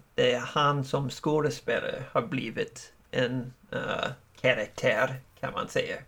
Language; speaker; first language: Swedish; non-native, learner; English